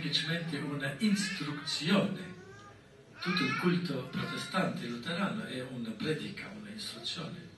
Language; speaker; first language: Italian; non-native, fluent; German